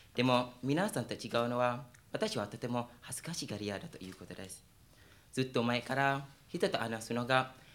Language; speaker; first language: Japanese; non-native, fluent; Malay